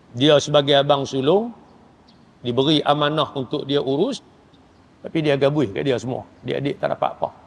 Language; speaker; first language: Malay; native; Malay